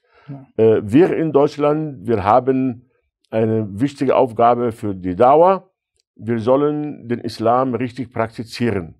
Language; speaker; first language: German; non-native, fluent; Arabic